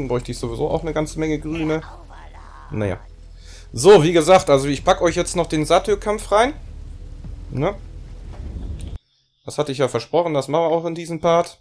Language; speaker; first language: German; native; German